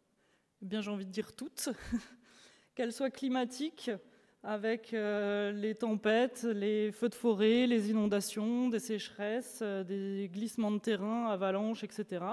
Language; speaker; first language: French; native; French